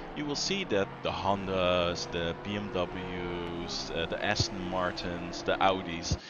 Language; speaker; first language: English; non-native, fluent; Dutch